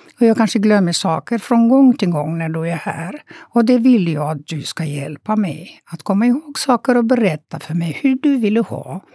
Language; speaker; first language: Swedish; non-native, fluent; Romanian